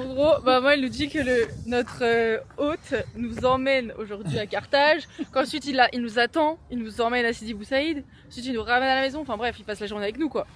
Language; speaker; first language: French; native; French